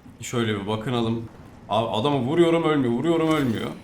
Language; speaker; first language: Turkish; native; Turkish